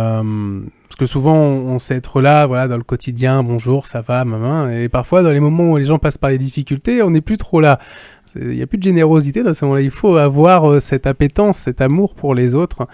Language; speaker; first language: French; native; French